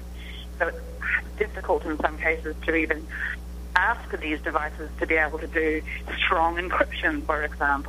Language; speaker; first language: English; native; English